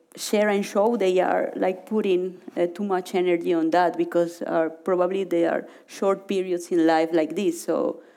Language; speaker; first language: English; non-native, learner; Spanish